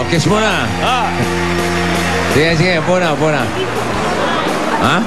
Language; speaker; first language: Filipino; native; Filipino